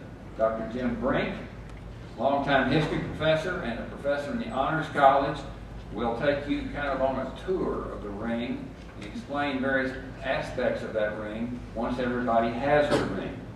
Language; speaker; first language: English; native; English